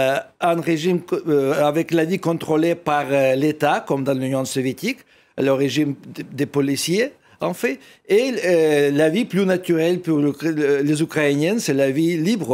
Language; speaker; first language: French; non-native, fluent; Russian